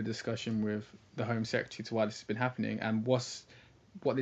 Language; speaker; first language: English; native; English